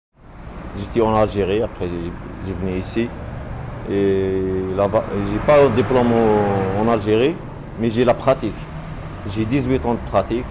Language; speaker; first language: French; non-native, learner; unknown